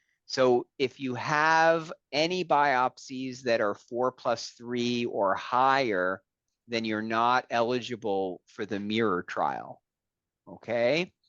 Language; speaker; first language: English; native; English